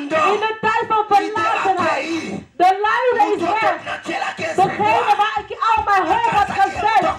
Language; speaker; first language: Dutch; non-native, fluent; Lingala